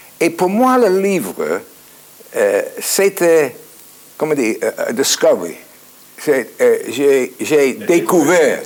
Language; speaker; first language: French; non-native, fluent; English